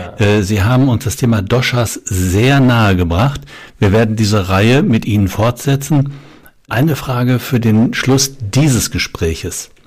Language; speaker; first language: German; native; German